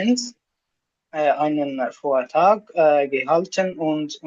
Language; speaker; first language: German; non-native, learner; Arabic